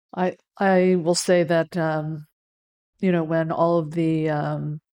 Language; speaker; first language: English; early bilingual, other home language; Cantonese